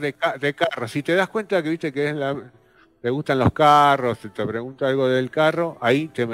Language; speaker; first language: Spanish; native; Spanish